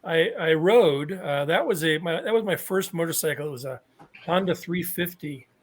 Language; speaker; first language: English; native; English